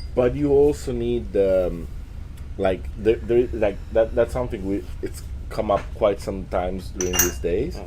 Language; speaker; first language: English; non-native, fluent; Italian